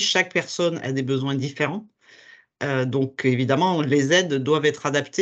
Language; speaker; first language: French; native; French